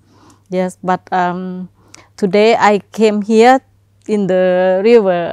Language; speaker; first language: English; non-native, learner; Thai